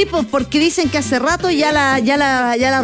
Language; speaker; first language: Spanish; native; Spanish